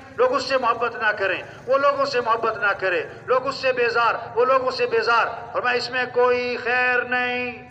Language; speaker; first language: Urdu; non-native, local second language; Pashto